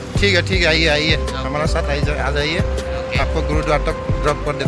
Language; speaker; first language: Hindi; non-native, local second language; Assamese